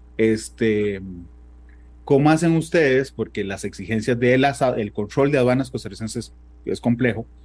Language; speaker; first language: Spanish; native; Spanish